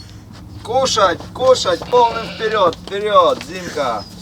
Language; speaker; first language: Russian; native; Russian